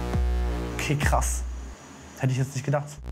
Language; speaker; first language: German; native; German